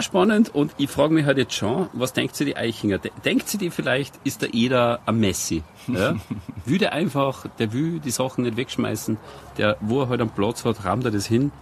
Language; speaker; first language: German; native; German